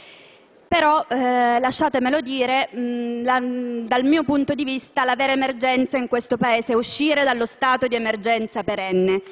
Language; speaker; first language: Italian; native; Italian